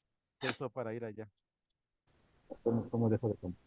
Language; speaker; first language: Spanish; native; Spanish